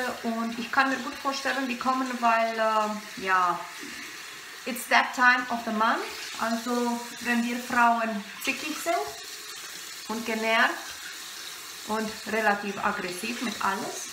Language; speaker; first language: German; non-native, fluent; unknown